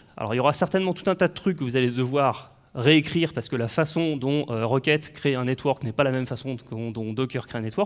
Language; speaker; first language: French; native; French